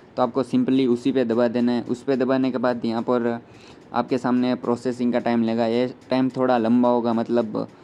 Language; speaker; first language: Hindi; non-native, local second language; Gujarati